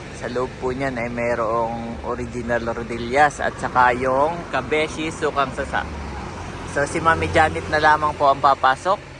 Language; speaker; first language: Filipino; native; Filipino